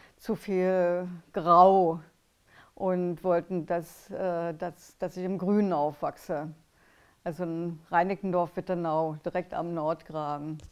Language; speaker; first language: German; native; German